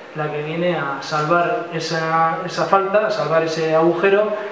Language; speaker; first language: Spanish; non-native, local second language; Basque